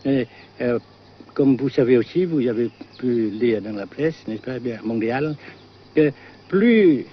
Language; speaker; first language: French; non-native, fluent; Vietnamese